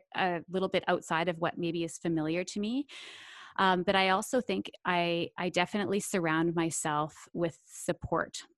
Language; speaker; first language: English; native; English